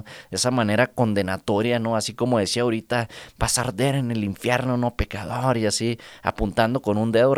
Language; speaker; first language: Spanish; native; Spanish